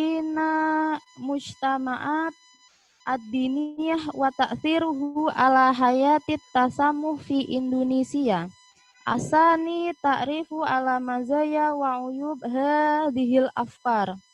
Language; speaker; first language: Arabic; non-native, learner; Indonesian